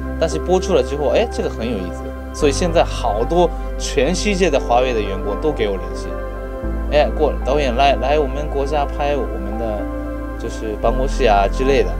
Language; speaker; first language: Chinese; non-native, fluent; Japanese